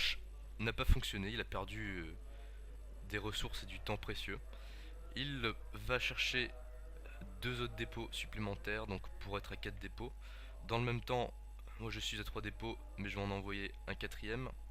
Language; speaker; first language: French; native; French